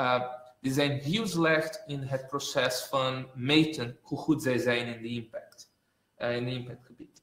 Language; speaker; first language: Dutch; non-native, fluent; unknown